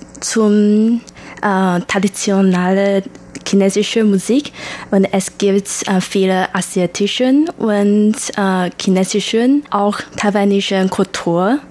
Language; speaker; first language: German; non-native, learner; Chinese